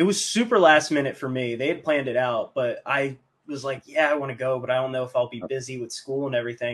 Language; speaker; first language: English; native; English